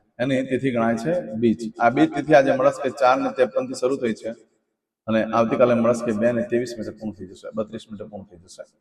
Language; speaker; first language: Gujarati; native; Gujarati